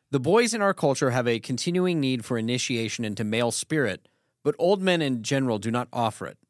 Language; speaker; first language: English; native; English